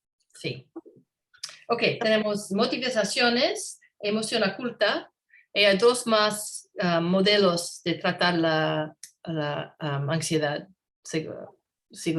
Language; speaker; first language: Spanish; non-native, learner; English